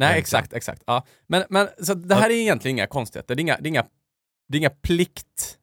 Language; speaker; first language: Swedish; native; Swedish